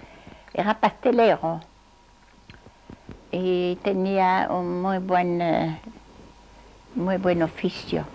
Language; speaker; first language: Spanish; non-native, fluent; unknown